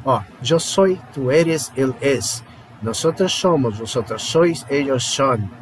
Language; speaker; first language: Spanish; non-native, fluent; Portuguese